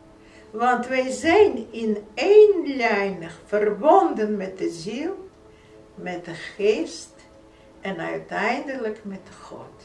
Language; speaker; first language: Dutch; non-native, fluent; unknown